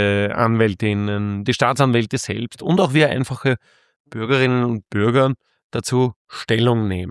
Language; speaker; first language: German; native; German